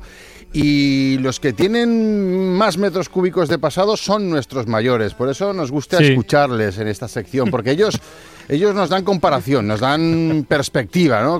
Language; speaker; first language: Spanish; native; Spanish